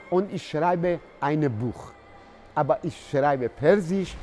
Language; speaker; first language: German; non-native, learner; Persian